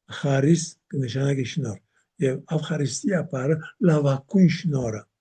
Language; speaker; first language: Armenian; native; Armenian